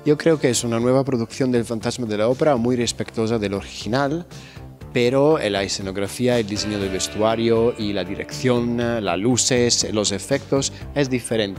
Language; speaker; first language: Spanish; non-native, fluent; Italian